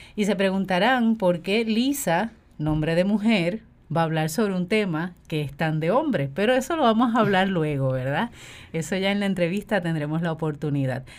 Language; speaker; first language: Spanish; native; Spanish